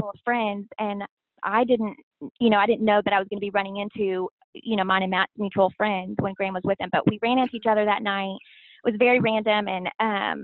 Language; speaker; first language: English; native; English